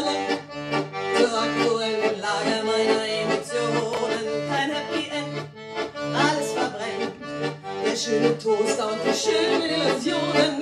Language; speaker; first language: German; native; German